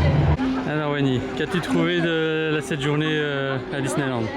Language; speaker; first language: French; native; French